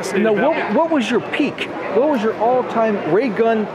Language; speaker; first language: English; native; English